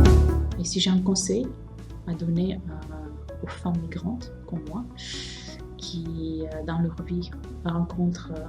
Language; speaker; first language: French; non-native, fluent; Romanian